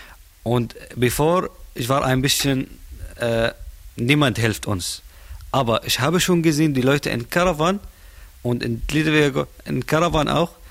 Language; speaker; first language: German; non-native, learner; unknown